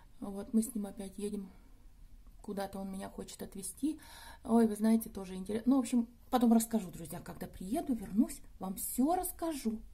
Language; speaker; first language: Russian; native; Russian